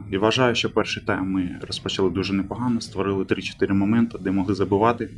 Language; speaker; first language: Ukrainian; native; Ukrainian